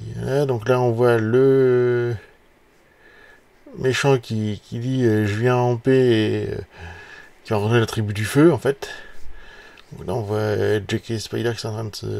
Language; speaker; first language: French; native; French